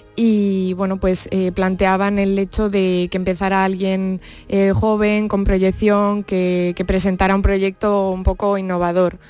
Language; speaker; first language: Spanish; native; Spanish